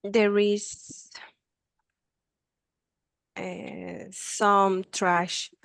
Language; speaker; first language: English; non-native, learner; Spanish